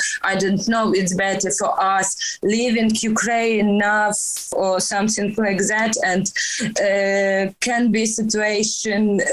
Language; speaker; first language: English; non-native, learner; Ukrainian